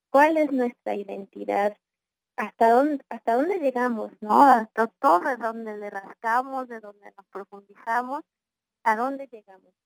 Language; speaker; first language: Spanish; native; Spanish